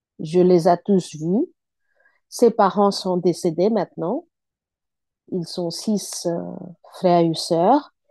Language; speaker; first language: French; non-native, fluent; Bangla